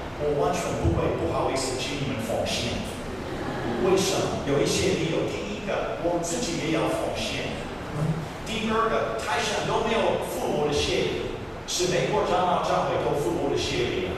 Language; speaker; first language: Chinese; non-native, fluent; English